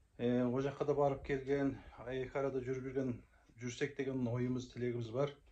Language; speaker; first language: Kazakh; early bilingual, heritage; Kazakh